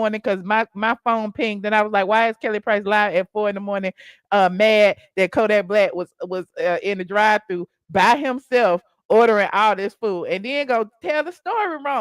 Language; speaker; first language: English; native; English